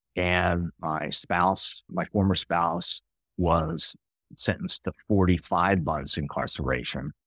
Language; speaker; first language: English; native; English